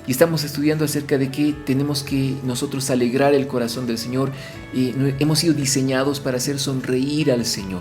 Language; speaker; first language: Spanish; native; Spanish